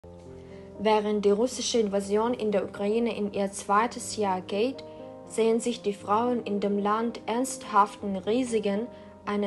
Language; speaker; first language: German; non-native, learner; Ukrainian